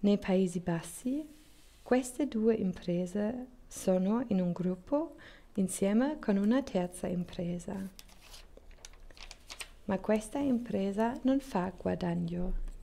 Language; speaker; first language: Italian; non-native, learner; German